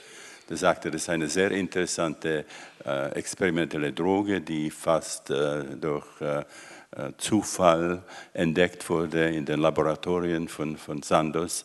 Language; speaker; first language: German; non-native, fluent; Czech